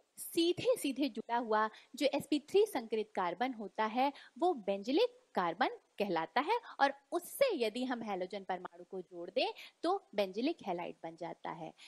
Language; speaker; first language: Hindi; native; Hindi